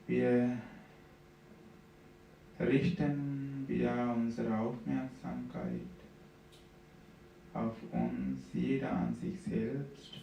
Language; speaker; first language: German; non-native, fluent; Sinhala